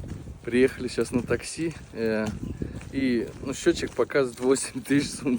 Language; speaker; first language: Russian; native; Russian